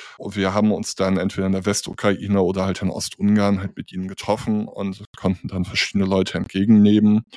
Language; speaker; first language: German; native; German